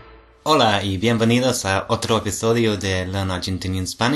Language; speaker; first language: Spanish; non-native, fluent; English